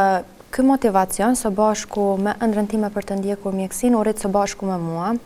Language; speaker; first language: Albanian; native; Albanian